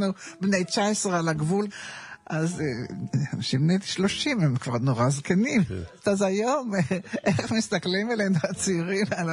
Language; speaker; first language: Hebrew; native; Hebrew